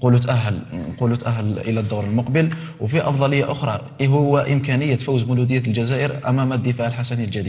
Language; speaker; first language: Arabic; native; Arabic